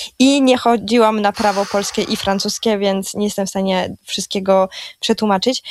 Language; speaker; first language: Polish; early bilingual, heritage; Polish